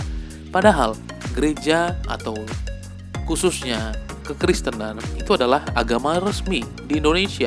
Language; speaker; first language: Indonesian; native; Indonesian